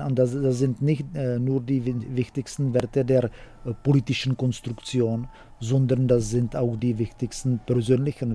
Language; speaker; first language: German; non-native, fluent; Czech